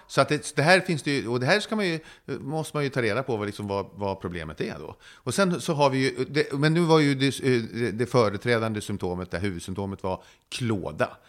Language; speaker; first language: Swedish; native; Swedish